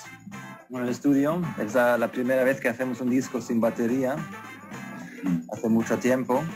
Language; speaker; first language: Spanish; non-native, fluent; Swedish